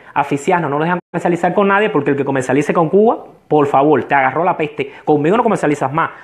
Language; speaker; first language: Spanish; native; Spanish